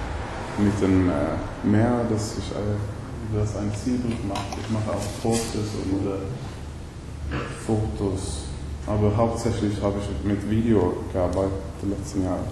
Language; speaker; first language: German; non-native, learner; Swedish